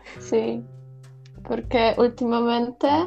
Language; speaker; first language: Spanish; non-native, learner; Polish